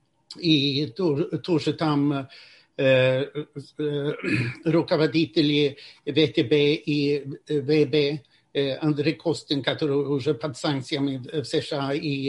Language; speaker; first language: Russian; non-native, fluent; Swedish